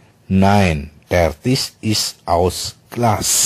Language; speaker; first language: German; non-native, fluent; Indonesian